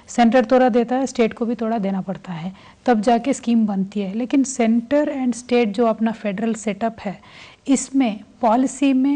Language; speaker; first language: Hindi; non-native, local second language; Telugu